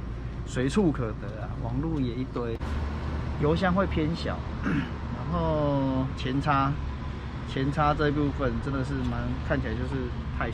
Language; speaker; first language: Chinese; native; Chinese